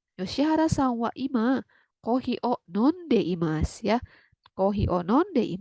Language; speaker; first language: Japanese; non-native, fluent; Indonesian